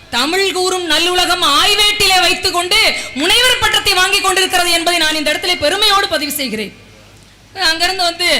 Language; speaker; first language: Tamil; native; Tamil